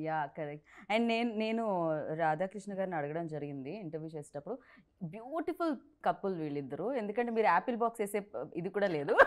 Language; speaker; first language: Telugu; native; Telugu